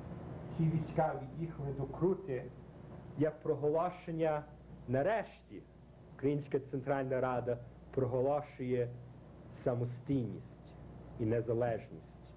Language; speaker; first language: Ukrainian; early bilingual, heritage; Ukrainian